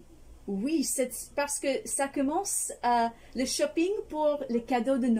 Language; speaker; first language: French; non-native, fluent; English